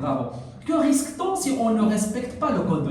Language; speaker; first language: French; non-native, local second language; Arabic